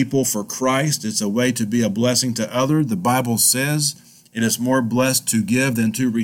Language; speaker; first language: English; native; English